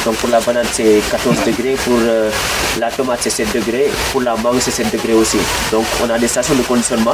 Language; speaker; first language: French; non-native, local second language; Wolof